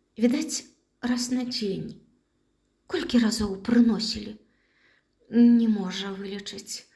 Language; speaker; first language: Belarusian; native; Belarusian